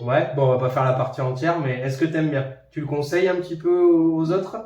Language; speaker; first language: French; native; French